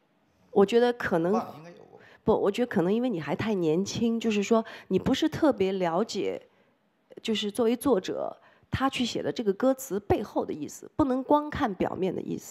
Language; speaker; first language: Chinese; native; Chinese